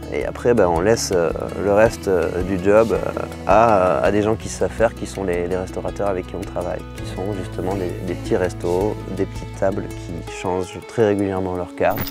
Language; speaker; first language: French; native; French